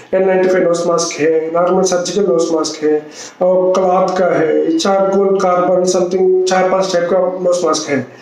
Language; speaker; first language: Hindi; non-native, local second language; Telugu